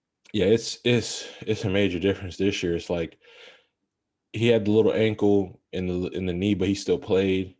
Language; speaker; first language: English; native; English